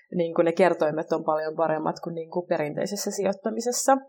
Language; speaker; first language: Finnish; native; Finnish